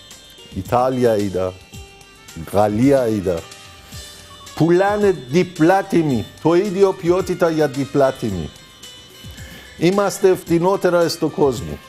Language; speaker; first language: Greek; non-native, learner; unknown